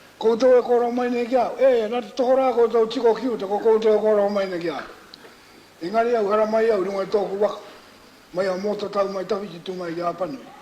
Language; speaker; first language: Māori; native; Māori